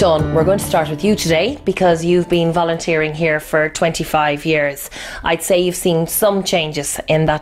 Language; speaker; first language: English; native; English